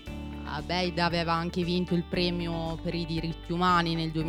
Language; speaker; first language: Italian; native; Italian